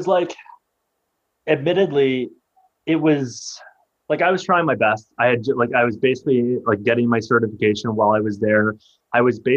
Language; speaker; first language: English; native; English